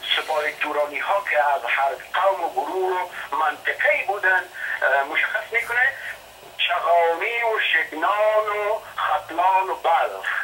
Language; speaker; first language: Persian; non-native, local second language; Shughni